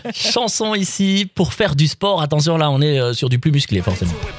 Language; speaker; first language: French; native; French